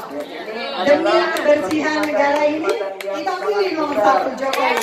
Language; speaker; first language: Indonesian; native; Indonesian